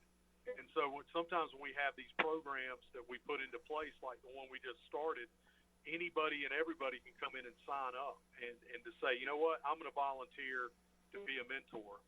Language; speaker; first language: English; native; English